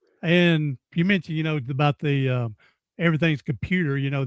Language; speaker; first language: English; native; English